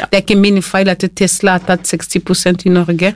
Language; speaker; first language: Norwegian; non-native, fluent; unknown